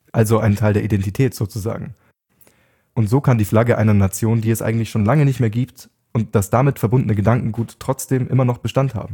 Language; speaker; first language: German; native; German